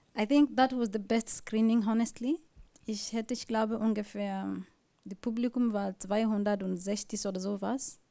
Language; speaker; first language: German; non-native, learner; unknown